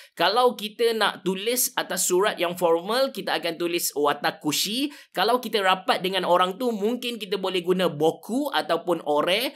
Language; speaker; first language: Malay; native; Malay